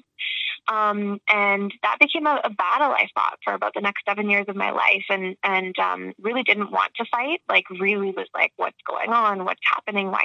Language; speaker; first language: English; native; English